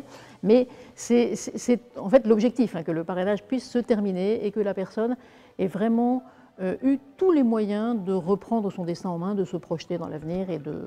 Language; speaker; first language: French; native; French